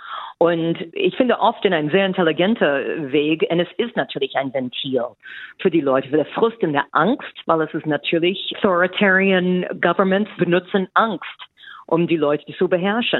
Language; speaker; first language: German; non-native, fluent; English